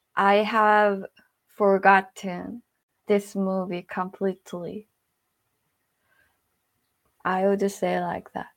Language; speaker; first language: English; non-native, fluent; Korean